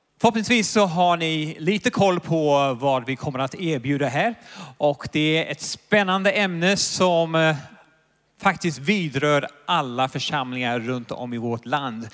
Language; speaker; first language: Swedish; native; Swedish